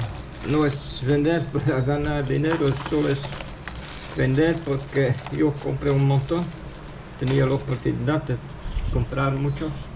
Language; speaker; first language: Spanish; non-native, fluent; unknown